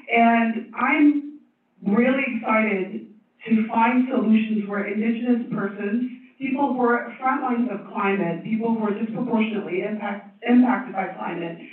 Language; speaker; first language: English; non-native, fluent; Chinese